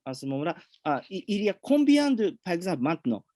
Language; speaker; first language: French; non-native, fluent; Japanese